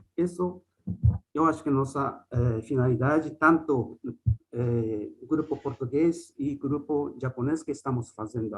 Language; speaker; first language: Portuguese; non-native, fluent; Japanese